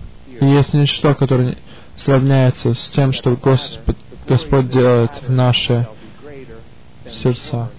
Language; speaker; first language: Russian; early bilingual, heritage; Russian